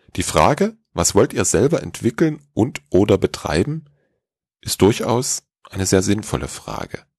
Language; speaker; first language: German; native; German